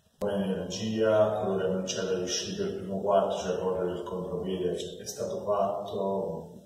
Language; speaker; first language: Italian; native; Italian